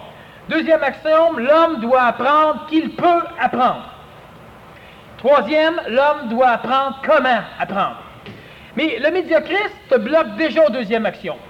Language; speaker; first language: French; native; French